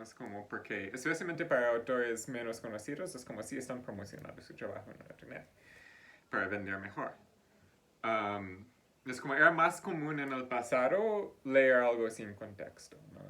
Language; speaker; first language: Spanish; non-native, fluent; English